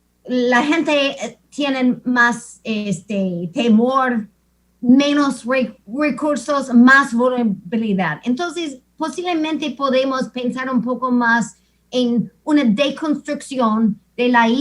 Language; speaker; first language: Spanish; non-native, fluent; English